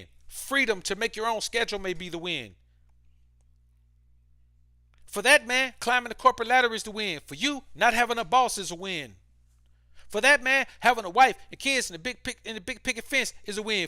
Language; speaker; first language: English; native; English